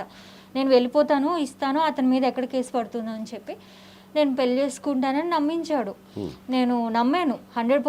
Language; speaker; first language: Telugu; native; Telugu